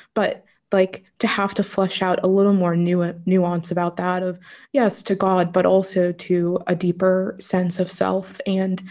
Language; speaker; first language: English; native; English